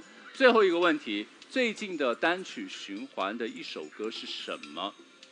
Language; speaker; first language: Chinese; native; Chinese